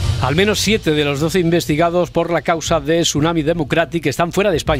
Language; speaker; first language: Spanish; native; Spanish